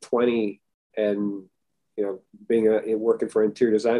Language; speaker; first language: English; early bilingual, other home language; Filipino